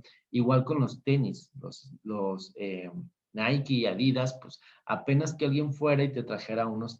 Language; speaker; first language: Spanish; native; Spanish